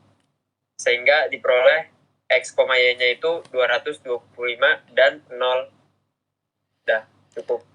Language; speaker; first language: Indonesian; native; Indonesian